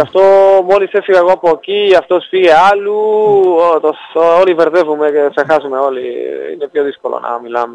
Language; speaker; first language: Greek; non-native, learner; Spanish